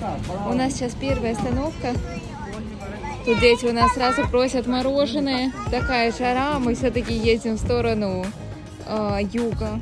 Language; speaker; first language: Russian; native; Russian